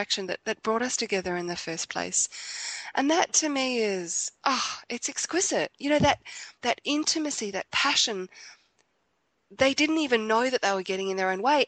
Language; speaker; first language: English; native; English